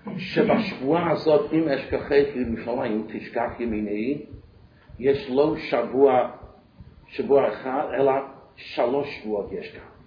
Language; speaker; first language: Hebrew; non-native, fluent; English